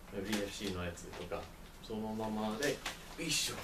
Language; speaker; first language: Japanese; non-native, learner; English